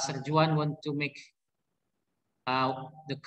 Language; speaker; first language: English; non-native, learner; Indonesian